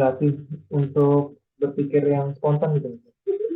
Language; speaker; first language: Indonesian; native; Indonesian